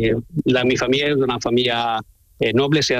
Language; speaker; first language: Spanish; non-native, learner; Italian